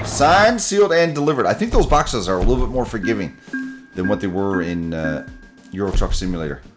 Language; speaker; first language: English; native; English